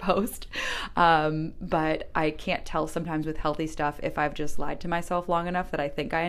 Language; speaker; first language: English; native; English